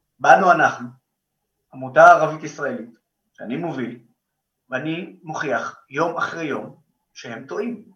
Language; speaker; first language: Hebrew; non-native, local second language; Arabic